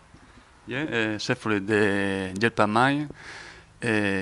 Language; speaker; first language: Danish; non-native, learner; Spanish